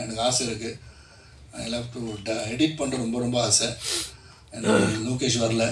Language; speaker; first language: Tamil; native; Tamil